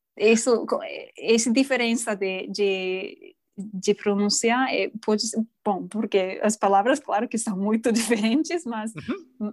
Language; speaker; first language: Portuguese; non-native, fluent; English